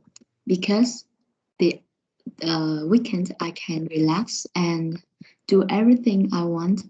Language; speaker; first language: English; non-native, learner; Vietnamese